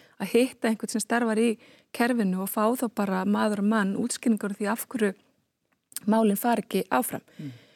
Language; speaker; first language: Icelandic; native; Icelandic